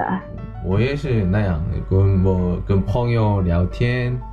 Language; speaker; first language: Chinese; non-native, learner; Korean